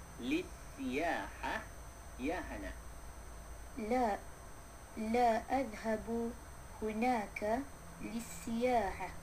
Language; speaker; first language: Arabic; non-native, learner; Malay